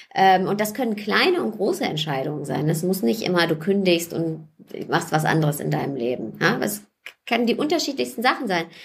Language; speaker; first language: German; early bilingual, other home language; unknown